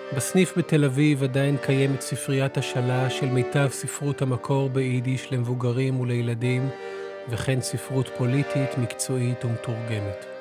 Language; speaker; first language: Hebrew; native; Hebrew